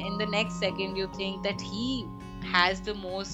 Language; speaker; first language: English; non-native, local second language; Hindi